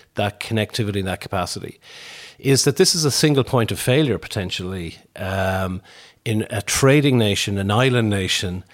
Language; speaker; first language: English; native; English